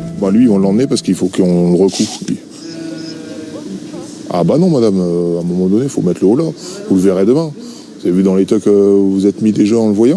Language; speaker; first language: French; native; French